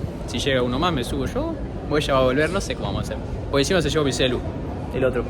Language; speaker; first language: Spanish; native; Spanish